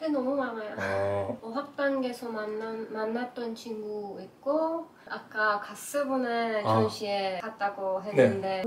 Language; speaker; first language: Korean; non-native, learner; Persian